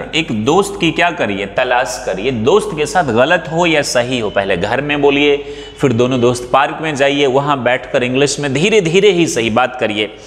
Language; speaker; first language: Hindi; non-native, local second language; Maithili